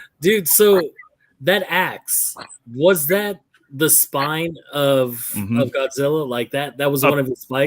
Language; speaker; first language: English; native; English